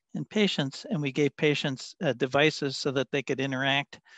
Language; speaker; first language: English; native; English